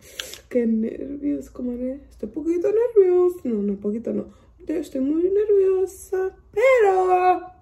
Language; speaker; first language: Spanish; early bilingual, heritage; Spanish